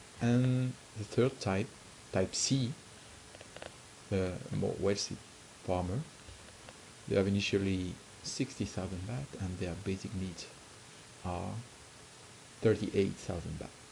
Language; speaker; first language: English; non-native, fluent; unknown